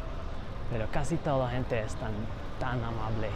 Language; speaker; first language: Spanish; non-native, learner; English